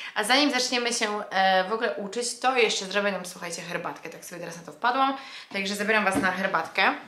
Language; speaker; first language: Polish; native; Polish